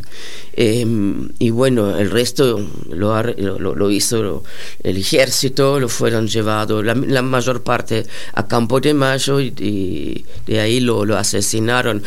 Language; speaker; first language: Spanish; non-native, fluent; German